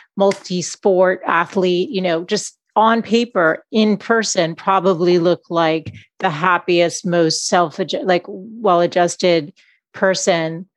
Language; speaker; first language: English; native; English